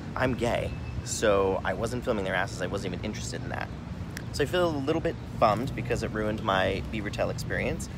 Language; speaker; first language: English; native; English